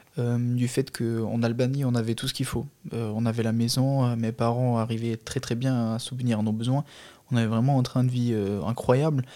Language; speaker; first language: French; non-native, fluent; Albanian